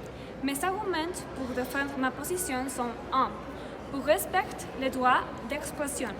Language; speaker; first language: French; non-native, learner; Spanish